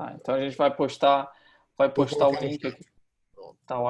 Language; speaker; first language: Portuguese; native; Portuguese